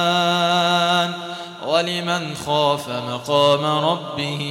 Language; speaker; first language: Arabic; native; Arabic